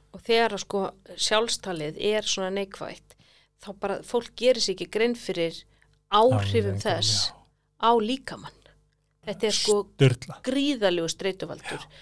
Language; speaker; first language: Icelandic; native; Icelandic